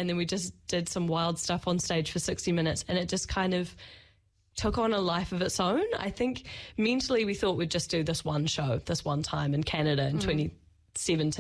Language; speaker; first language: English; native; English